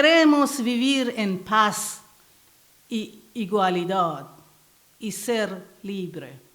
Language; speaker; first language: Spanish; non-native, learner; Persian